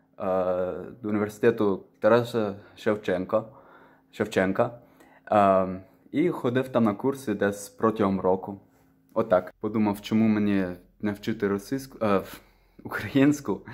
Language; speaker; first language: Ukrainian; non-native, fluent; Dutch